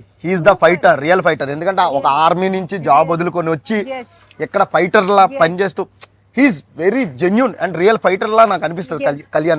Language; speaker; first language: Telugu; native; Telugu